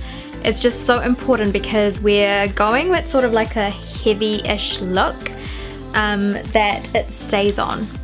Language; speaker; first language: English; early bilingual, other home language; Sinhala